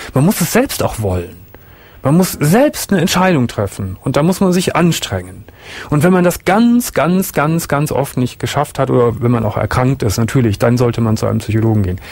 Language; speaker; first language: German; native; German